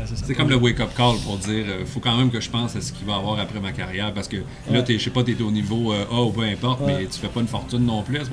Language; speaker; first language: French; native; French